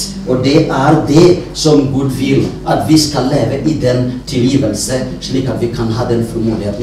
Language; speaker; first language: Norwegian; non-native, fluent; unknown